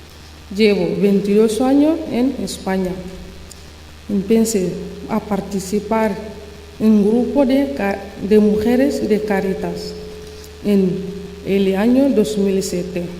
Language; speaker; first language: Spanish; non-native, learner; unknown